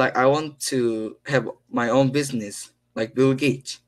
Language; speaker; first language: English; non-native, learner; Korean